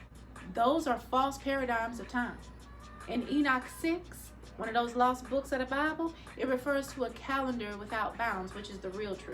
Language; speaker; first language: English; native; English